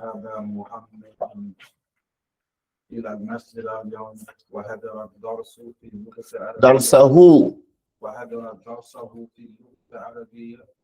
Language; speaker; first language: Arabic; non-native, learner; English